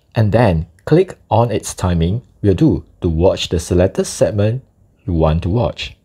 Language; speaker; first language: English; non-native, local second language; Chinese